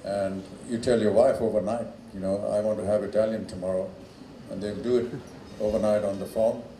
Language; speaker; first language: English; non-native, local second language; Hindi